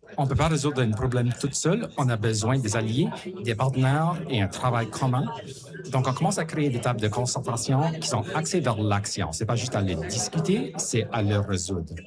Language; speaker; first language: French; native; French